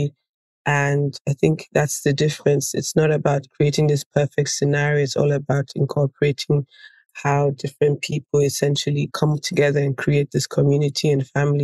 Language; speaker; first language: English; non-native, local second language; Yoruba